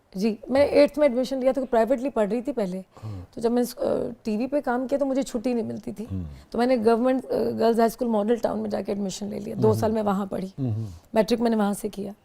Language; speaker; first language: Urdu; non-native, local second language; Punjabi